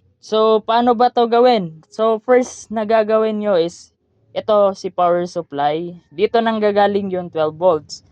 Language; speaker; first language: Filipino; non-native, local second language; Cebuano